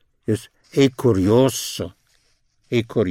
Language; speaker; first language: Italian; non-native, fluent; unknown